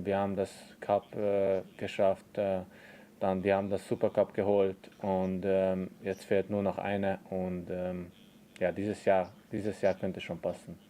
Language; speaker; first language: German; non-native, fluent; Hungarian